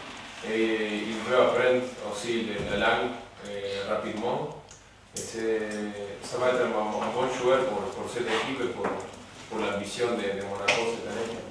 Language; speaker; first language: French; non-native, learner; Spanish